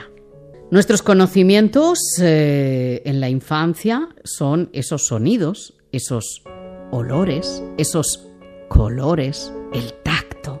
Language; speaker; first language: Spanish; native; Spanish